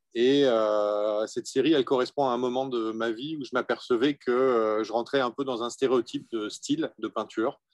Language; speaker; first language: French; native; French